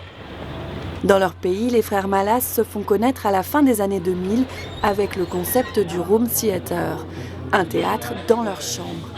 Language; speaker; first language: French; native; French